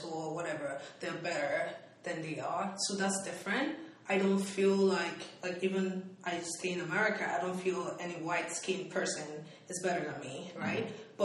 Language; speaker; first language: English; non-native, local second language; Igbo